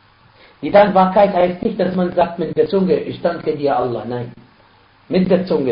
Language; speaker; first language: German; non-native, fluent; Arabic